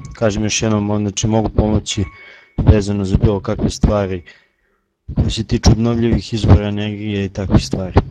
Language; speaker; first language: Serbian; native; Serbian